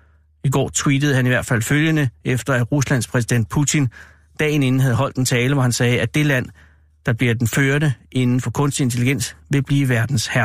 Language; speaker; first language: Danish; native; Danish